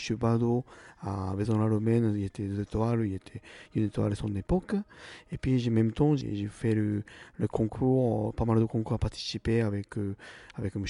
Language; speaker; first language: French; non-native, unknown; Japanese